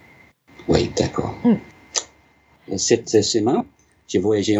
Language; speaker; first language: French; non-native, learner; English